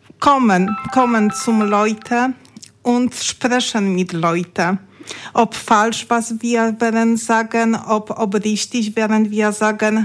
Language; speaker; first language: German; non-native, learner; Polish